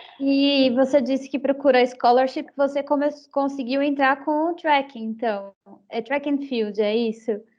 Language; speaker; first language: Portuguese; native; Portuguese